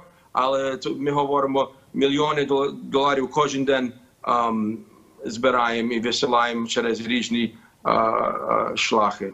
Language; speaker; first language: Ukrainian; early bilingual, heritage; Ukrainian